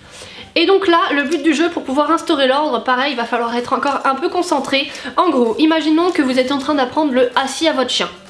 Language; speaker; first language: French; native; French